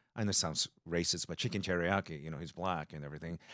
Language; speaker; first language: English; early bilingual, other home language; Japanese